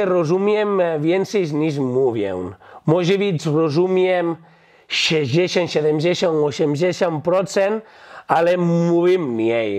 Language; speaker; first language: Polish; non-native, learner; Catalan